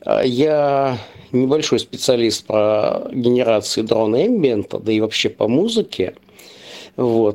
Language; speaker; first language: Russian; native; Russian